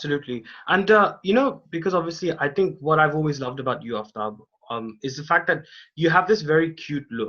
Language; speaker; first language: English; non-native, local second language; Hindi